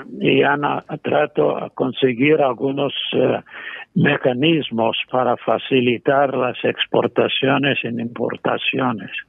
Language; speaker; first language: Spanish; non-native, fluent; English